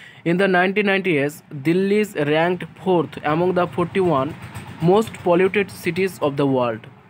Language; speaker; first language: English; non-native, local second language; Bangla